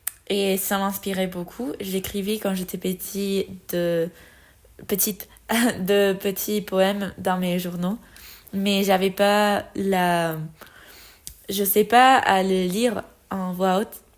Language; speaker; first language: French; non-native, learner; Spanish